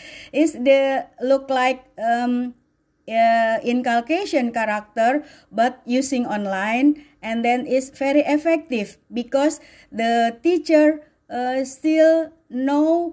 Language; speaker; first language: English; non-native, learner; Indonesian